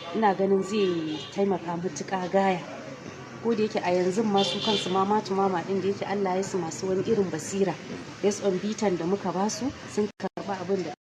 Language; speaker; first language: Hausa; native; Hausa